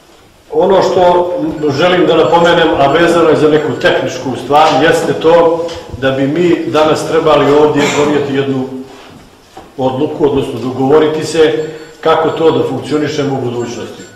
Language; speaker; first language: Bosnian; native; Bosnian